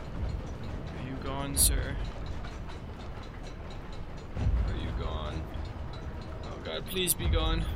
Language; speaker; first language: English; native; English